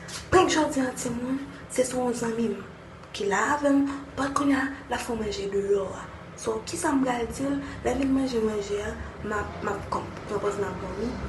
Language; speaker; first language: French; non-native, learner; Haitian Creole